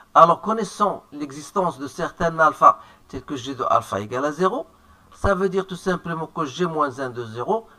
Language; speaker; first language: French; non-native, local second language; Arabic